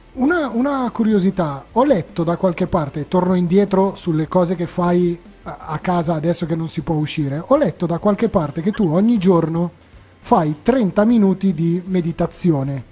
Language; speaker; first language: Italian; native; Italian